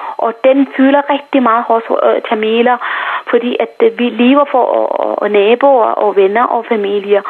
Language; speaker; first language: Danish; non-native, fluent; Tamil